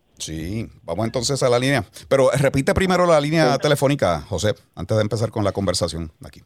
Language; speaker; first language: Spanish; early bilingual, heritage; Spanish